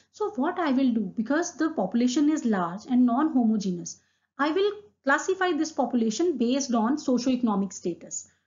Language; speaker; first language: English; non-native, local second language; Hindi